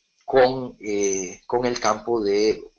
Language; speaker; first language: Spanish; native; Spanish